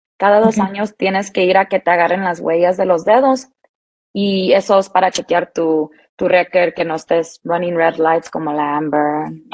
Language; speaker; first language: Spanish; early bilingual, heritage; Spanish